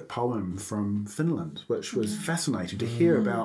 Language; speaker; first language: English; native; English